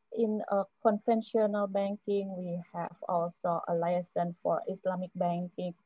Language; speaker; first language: English; non-native, fluent; Indonesian